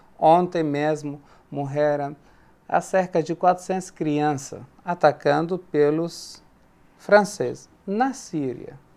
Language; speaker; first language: Portuguese; non-native, fluent; Arabic